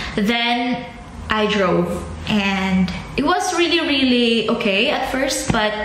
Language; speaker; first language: English; non-native, local second language; Filipino